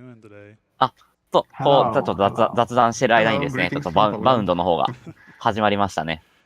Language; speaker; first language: Japanese; native; Japanese